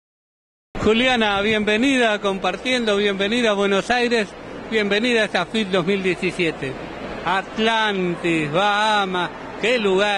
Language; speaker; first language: Spanish; native; Spanish